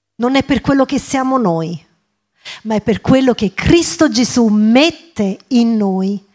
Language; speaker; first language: Italian; early bilingual, other home language; English